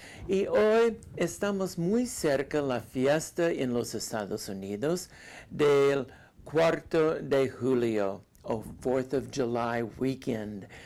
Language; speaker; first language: Spanish; non-native, fluent; English